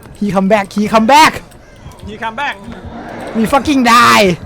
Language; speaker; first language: English; non-native, learner; Arabic